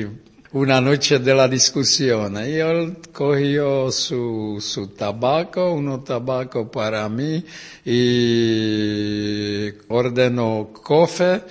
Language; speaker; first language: Spanish; non-native, learner; Czech